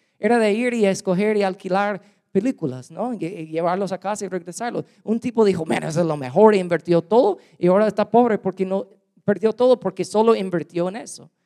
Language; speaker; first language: Spanish; non-native, fluent; English